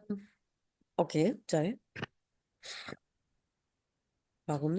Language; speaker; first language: German; non-native, fluent; Hindi